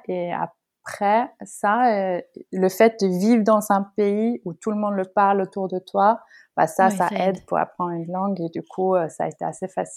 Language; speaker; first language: French; non-native, fluent; Norwegian